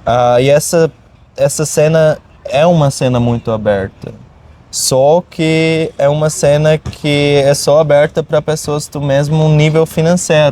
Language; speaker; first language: Portuguese; non-native, fluent; German